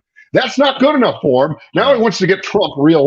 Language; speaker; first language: English; native; English